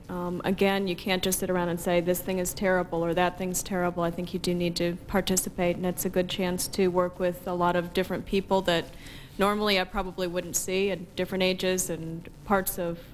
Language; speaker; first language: English; native; English